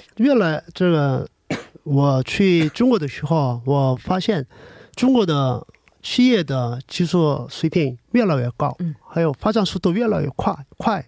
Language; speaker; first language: Chinese; non-native, learner; Korean